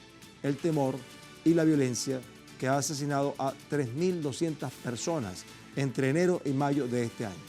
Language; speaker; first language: Spanish; native; Spanish